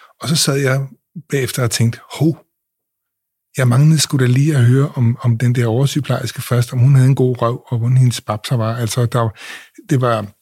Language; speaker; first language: Danish; native; Danish